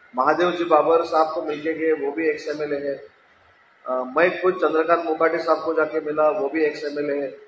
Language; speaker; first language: Hindi; non-native, local second language; Marathi